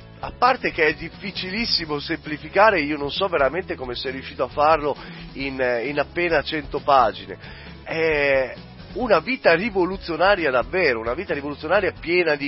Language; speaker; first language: Italian; native; Italian